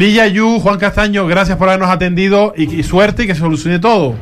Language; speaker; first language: Spanish; native; Spanish